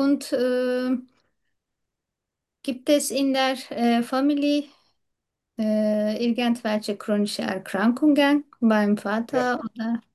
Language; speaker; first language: German; non-native, learner; Turkish